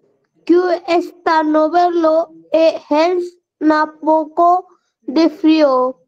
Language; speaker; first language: Spanish; non-native, learner; Marathi